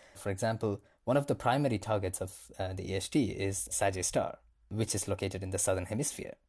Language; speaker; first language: English; non-native, local second language; Tamil